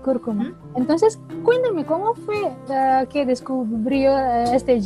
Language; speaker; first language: Spanish; non-native, learner; Indonesian